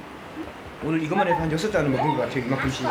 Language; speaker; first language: Korean; native; Korean